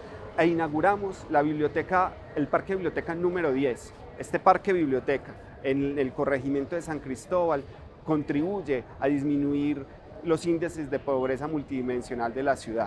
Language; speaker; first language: Spanish; native; Spanish